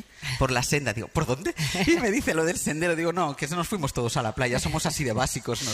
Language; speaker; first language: Spanish; native; Spanish